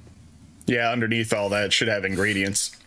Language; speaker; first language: English; native; English